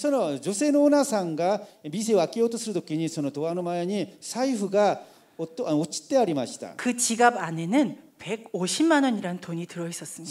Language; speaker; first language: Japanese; non-native, fluent; Korean